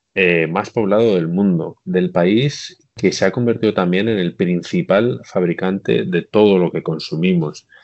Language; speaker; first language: Spanish; native; Spanish